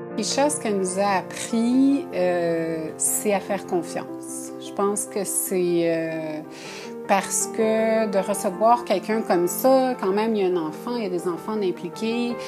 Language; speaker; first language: French; native; French